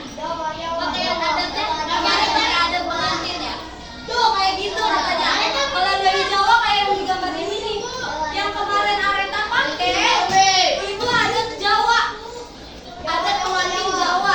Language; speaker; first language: Indonesian; native; Indonesian